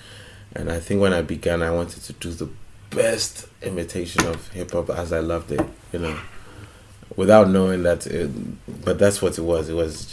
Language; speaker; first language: English; non-native, local second language; Akan